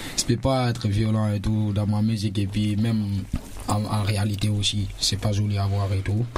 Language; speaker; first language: French; non-native, local second language; Susu